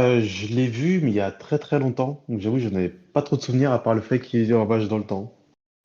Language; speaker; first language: French; native; French